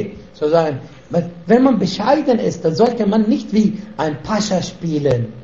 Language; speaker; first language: German; non-native, fluent; Arabic